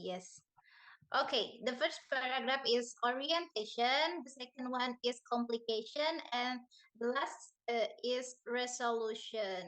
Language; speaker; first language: English; non-native, learner; Indonesian